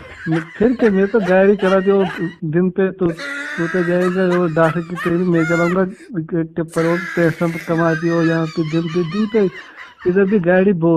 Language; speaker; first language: Hindi; non-native, local second language; Kashmiri